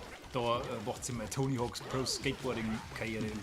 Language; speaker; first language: German; native; German